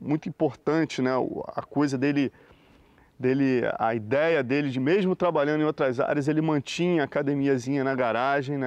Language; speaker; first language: Portuguese; native; Portuguese